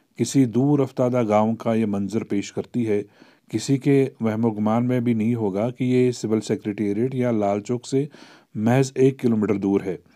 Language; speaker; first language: Urdu; non-native, local second language; Kashmiri